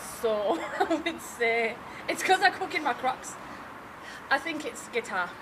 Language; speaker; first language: English; native; English